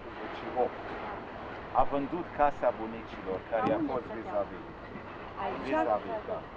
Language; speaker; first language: Romanian; non-native, local second language; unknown